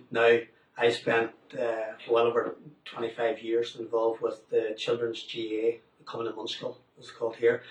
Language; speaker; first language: English; native; English